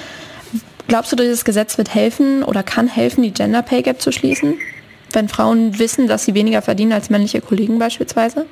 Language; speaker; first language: German; native; German